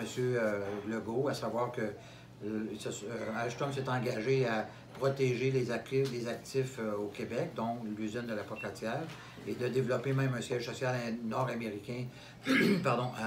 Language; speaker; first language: French; native; French